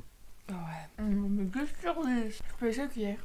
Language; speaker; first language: French; native; French